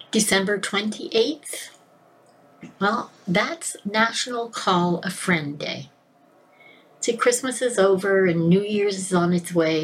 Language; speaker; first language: English; native; English